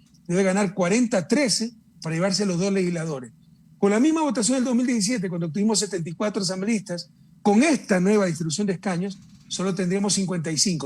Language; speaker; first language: Spanish; native; Spanish